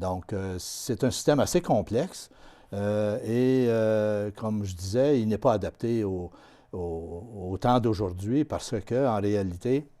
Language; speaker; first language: French; native; French